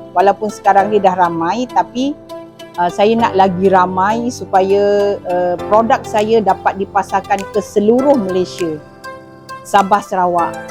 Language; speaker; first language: Malay; native; Malay